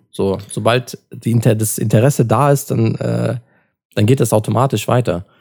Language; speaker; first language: German; early bilingual, other home language; Turkish